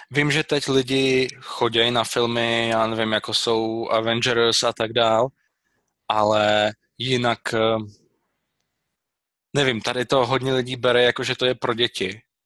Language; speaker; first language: Czech; native; Czech